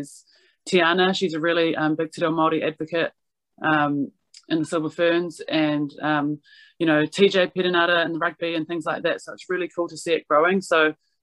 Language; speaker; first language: English; non-native, local second language; Māori